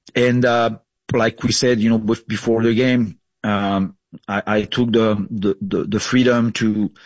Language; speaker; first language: English; non-native, fluent; French